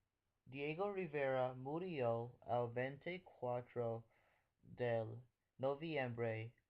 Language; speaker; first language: Spanish; non-native, learner; English